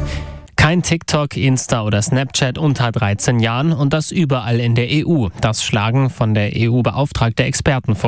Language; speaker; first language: German; native; German